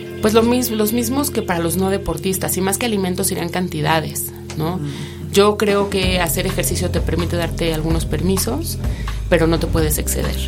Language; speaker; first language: Spanish; native; Spanish